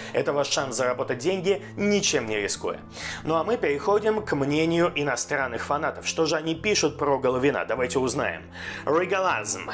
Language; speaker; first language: Russian; native; Russian